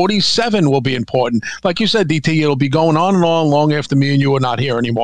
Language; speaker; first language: English; native; English